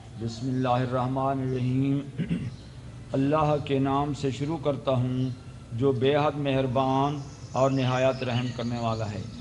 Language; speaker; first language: Urdu; non-native, local second language; Saraiki